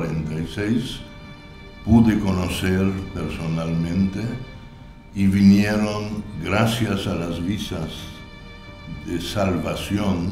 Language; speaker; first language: Spanish; non-native, fluent; German